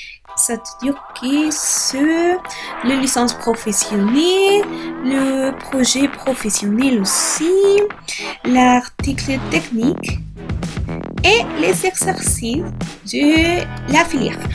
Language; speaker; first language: French; non-native, learner; Spanish